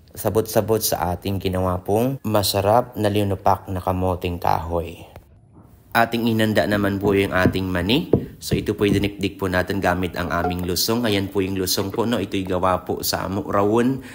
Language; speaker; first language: Filipino; non-native, local second language; Bikol